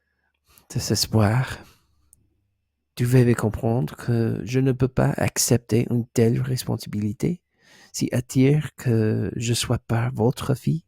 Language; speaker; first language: French; non-native, learner; English